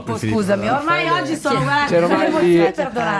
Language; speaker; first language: Italian; native; Italian